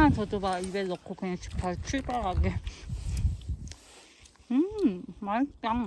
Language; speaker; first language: Korean; native; Korean